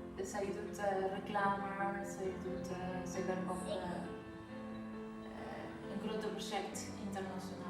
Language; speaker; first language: Dutch; non-native, learner; Spanish